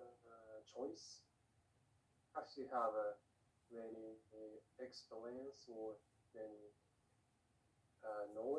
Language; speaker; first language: English; non-native, learner; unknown